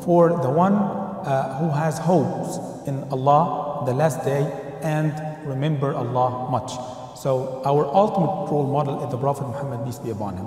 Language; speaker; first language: English; non-native, fluent; Arabic